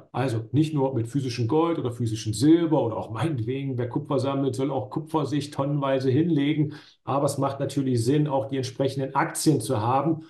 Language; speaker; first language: German; native; German